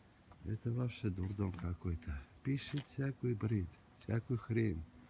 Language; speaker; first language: Russian; native; Russian